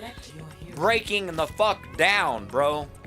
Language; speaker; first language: English; native; English